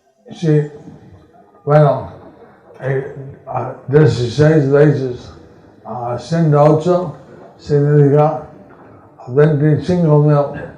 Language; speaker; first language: Spanish; non-native, learner; English